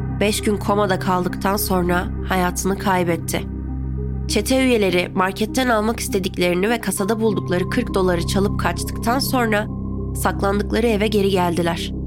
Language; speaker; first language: Turkish; native; Turkish